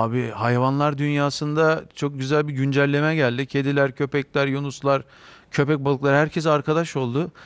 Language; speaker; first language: Turkish; native; Turkish